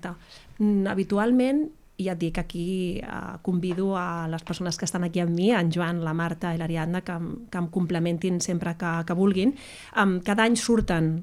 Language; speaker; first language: Catalan; native; Catalan